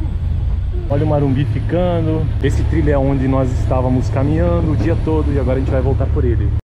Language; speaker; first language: Portuguese; native; Portuguese